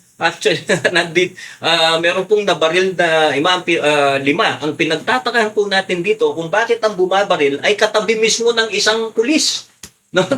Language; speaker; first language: Filipino; non-native, local second language; Pampanga